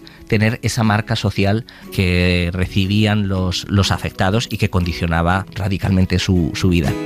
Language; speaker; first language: Spanish; native; Spanish